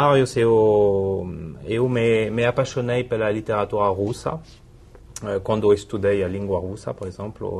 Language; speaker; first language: Portuguese; non-native, fluent; French